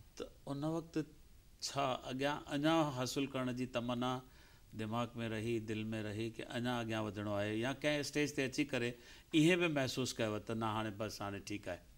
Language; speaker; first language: Sindhi; early bilingual, heritage; Sindhi